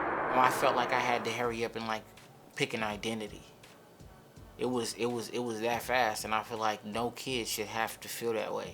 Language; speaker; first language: English; early bilingual, other home language; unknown